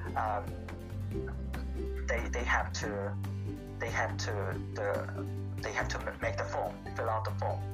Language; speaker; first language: English; non-native, learner; Korean